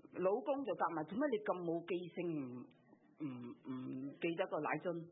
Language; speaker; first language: Chinese; non-native, local second language; Cantonese